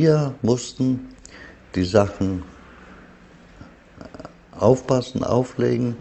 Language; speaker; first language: German; non-native, learner; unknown